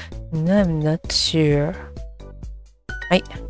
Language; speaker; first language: English; non-native, learner; Japanese